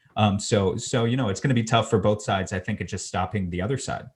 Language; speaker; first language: English; native; English